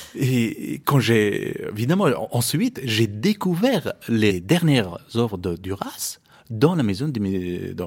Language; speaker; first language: French; non-native, fluent; Persian